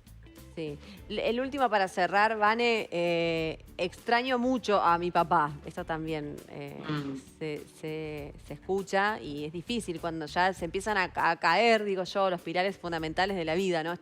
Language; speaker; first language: Spanish; native; Spanish